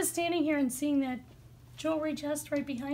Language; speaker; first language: English; native; English